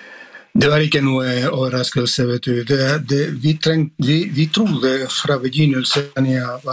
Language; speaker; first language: Norwegian; non-native, fluent; Spanish